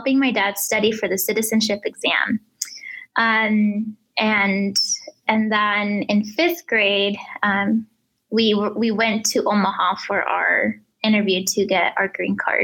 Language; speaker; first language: English; early bilingual, other home language; Spanish